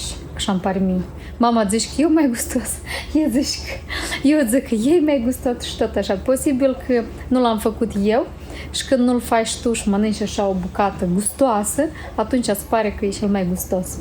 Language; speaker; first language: Romanian; native; Romanian